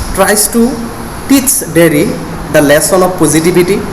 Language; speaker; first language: English; non-native, local second language; Assamese